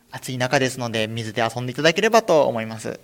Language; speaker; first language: Japanese; native; Japanese